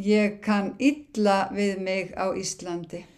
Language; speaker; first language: Icelandic; non-native, learner; Thai